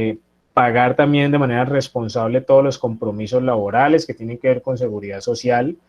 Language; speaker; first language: Spanish; native; Spanish